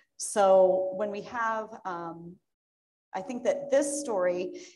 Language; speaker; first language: English; native; English